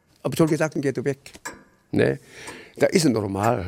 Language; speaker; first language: German; non-native, learner; Korean